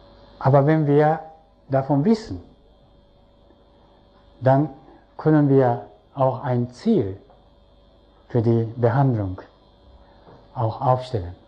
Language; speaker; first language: German; non-native, fluent; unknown